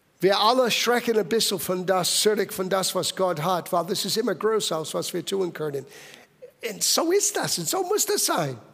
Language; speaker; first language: German; non-native, fluent; English